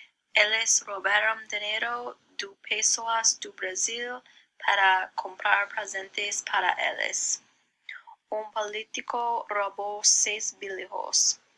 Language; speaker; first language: Portuguese; non-native, learner; English